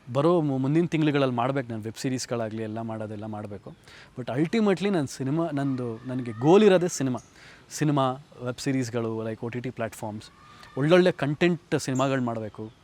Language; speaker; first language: Kannada; native; Kannada